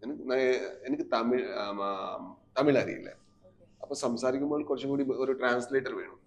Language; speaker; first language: Malayalam; non-native, learner; Kannada